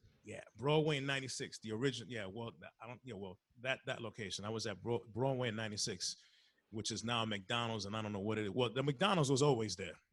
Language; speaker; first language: English; early bilingual, other home language; Spanish